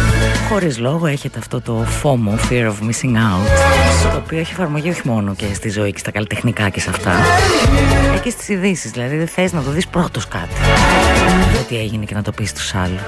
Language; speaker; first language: Greek; native; Greek